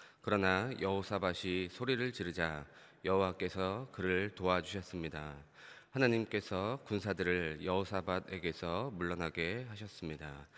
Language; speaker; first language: Korean; native; Korean